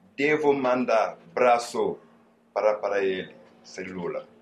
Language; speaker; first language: Portuguese; non-native, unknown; Wolof